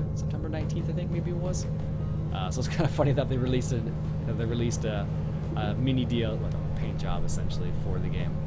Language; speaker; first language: English; native; English